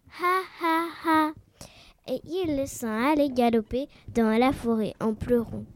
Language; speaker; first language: French; non-native, learner; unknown